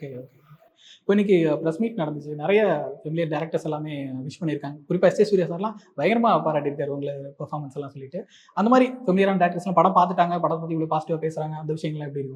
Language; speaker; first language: Tamil; native; Tamil